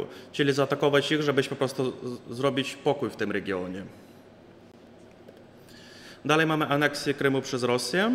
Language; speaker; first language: Polish; non-native, fluent; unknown